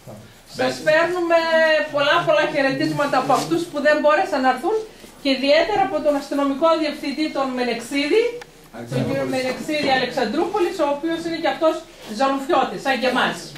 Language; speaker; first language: Greek; native; Greek